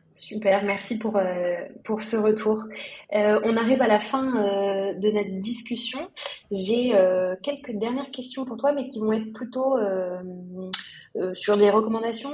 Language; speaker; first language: French; native; French